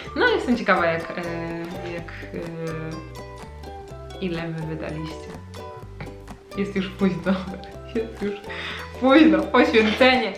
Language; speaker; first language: Polish; native; Polish